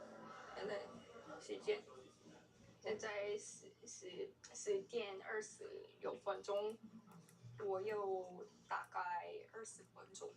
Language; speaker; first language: Chinese; non-native, learner; Korean